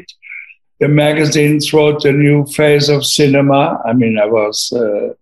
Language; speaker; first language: English; non-native, fluent; German